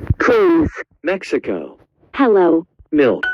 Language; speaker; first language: English; non-native, learner; Turkish